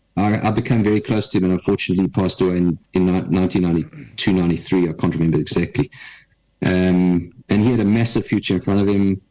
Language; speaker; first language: English; native; English